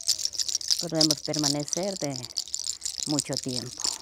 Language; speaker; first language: Spanish; native; Spanish